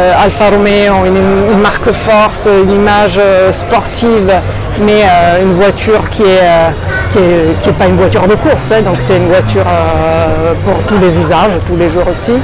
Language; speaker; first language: French; non-native, fluent; Italian